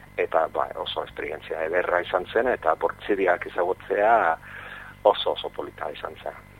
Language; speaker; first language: Basque; non-native, fluent; English